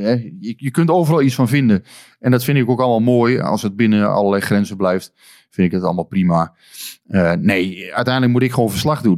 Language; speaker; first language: Dutch; native; Dutch